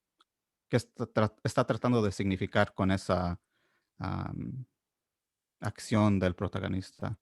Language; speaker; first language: Spanish; non-native, fluent; English